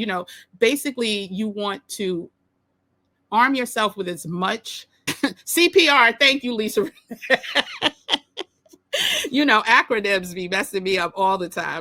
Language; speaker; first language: English; native; English